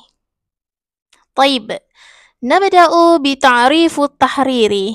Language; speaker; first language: Arabic; non-native, learner; Malay